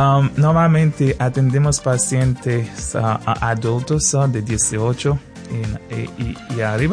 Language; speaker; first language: Spanish; non-native, fluent; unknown